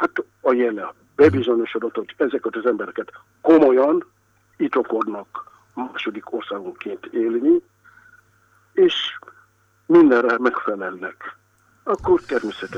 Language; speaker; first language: Hungarian; non-native, fluent; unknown